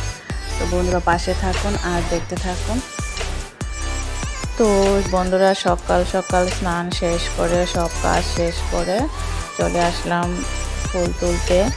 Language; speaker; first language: Bangla; native; Bangla